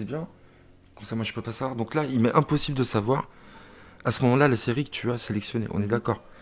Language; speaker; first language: French; native; French